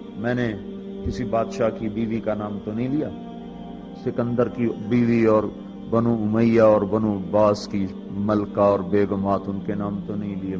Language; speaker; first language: Urdu; non-native, local second language; Punjabi